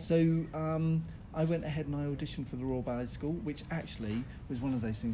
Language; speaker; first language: English; native; English